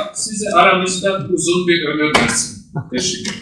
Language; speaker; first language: Turkish; non-native, fluent; German